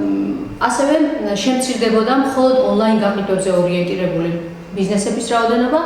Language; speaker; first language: Georgian; native; Georgian